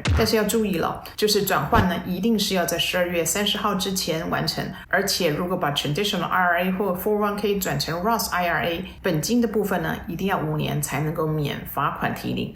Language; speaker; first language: Chinese; native; Chinese